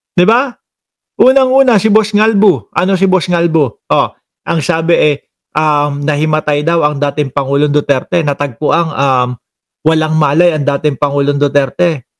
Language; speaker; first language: Filipino; non-native, local second language; Cebuano